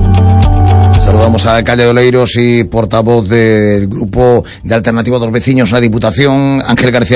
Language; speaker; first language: Spanish; native; Spanish